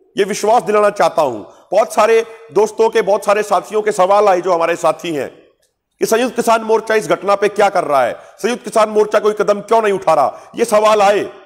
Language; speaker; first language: Hindi; non-native, local second language; Punjabi